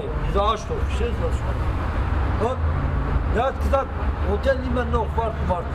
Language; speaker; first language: German; non-native, learner; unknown